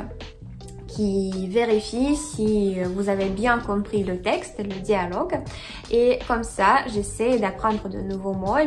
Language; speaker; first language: French; non-native, fluent; Russian